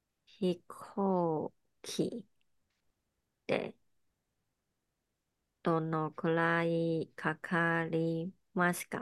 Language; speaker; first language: Japanese; non-native, learner; Chinese